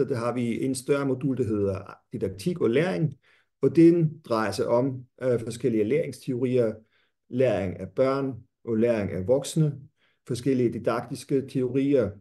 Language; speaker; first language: Danish; non-native, fluent; German